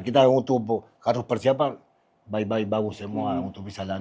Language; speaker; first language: Indonesian; non-native, fluent; Spanish